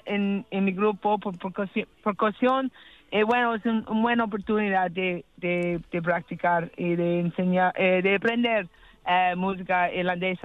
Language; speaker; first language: Spanish; non-native, learner; English